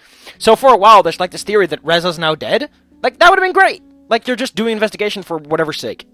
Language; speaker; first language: English; non-native, fluent; Dutch